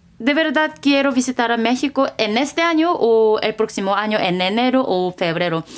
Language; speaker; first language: Spanish; non-native, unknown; Korean